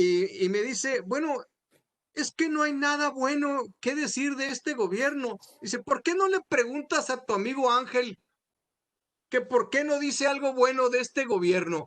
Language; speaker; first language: Spanish; native; Spanish